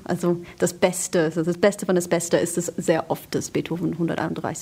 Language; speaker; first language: German; non-native, fluent; English